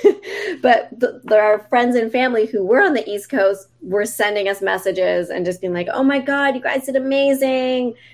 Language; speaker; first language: English; native; English